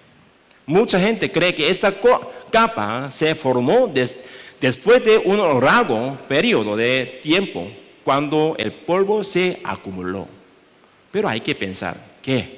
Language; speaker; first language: Spanish; non-native, learner; Korean